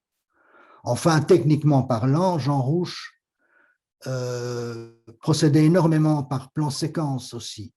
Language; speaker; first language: French; native; French